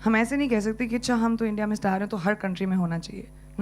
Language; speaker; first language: Hindi; native; Hindi